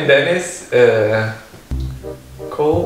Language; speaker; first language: English; non-native, learner; Indonesian